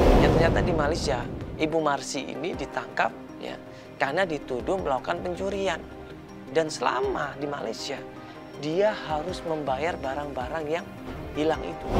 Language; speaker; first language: Indonesian; native; Indonesian